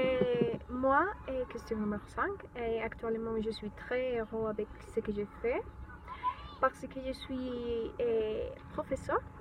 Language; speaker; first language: French; non-native, learner; Spanish